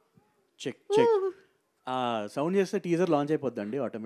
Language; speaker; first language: Telugu; native; Telugu